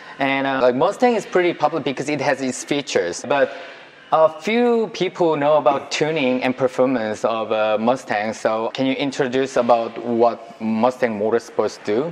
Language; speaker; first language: English; non-native, learner; Korean